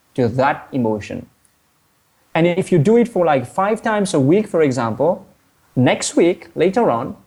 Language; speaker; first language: English; non-native, fluent; Morisyen